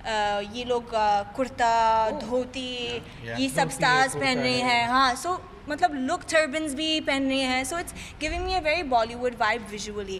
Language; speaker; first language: Hindi; non-native, fluent; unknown